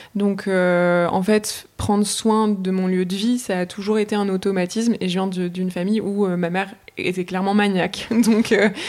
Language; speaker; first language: French; native; French